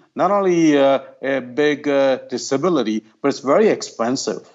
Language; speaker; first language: English; non-native, local second language; Gujarati